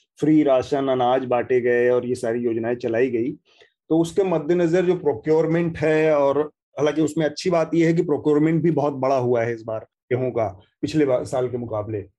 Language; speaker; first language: Hindi; native; Hindi